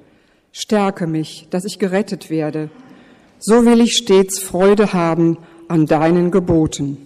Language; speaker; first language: German; native; German